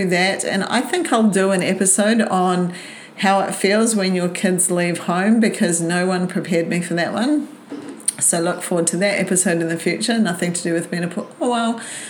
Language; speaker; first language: English; native; English